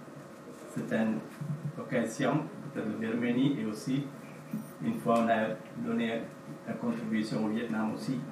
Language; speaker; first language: French; non-native, fluent; Sinhala